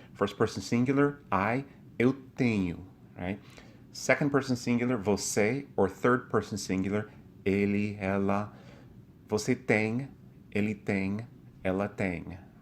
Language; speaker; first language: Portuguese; non-native, fluent; English